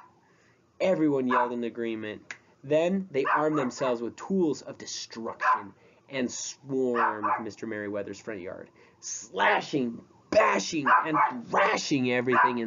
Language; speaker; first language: English; native; English